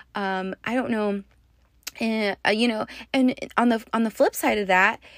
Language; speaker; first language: English; native; English